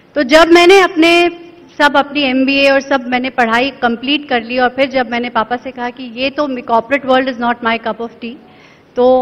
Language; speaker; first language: Hindi; native; Hindi